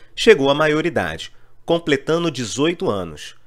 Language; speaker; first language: Portuguese; native; Portuguese